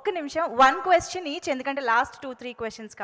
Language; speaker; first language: Telugu; native; Telugu